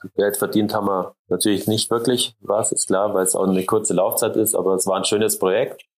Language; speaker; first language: German; native; German